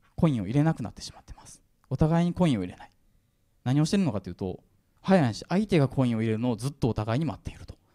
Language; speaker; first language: Japanese; native; Japanese